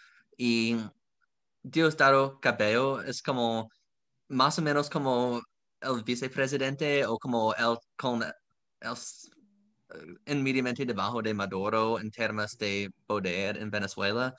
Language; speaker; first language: Spanish; non-native, fluent; English